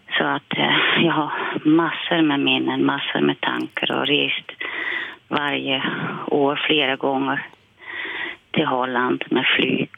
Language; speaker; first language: Swedish; non-native, fluent; Dutch